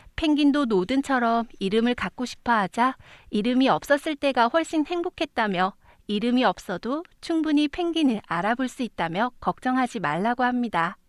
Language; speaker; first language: Korean; native; Korean